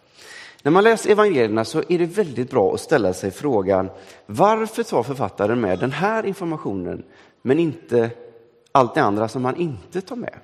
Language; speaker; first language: Swedish; native; Swedish